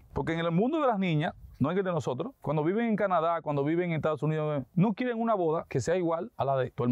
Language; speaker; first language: Spanish; native; Spanish